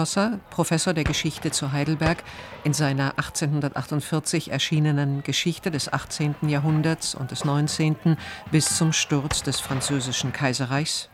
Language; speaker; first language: German; native; German